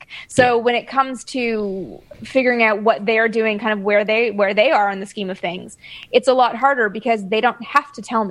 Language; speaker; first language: English; native; English